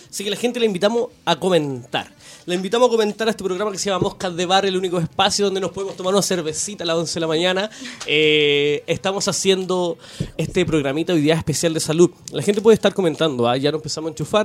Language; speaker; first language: Spanish; native; Spanish